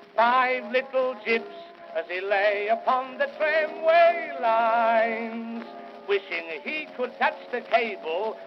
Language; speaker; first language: English; native; English